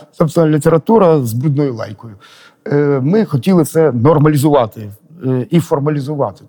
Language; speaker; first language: Ukrainian; native; Ukrainian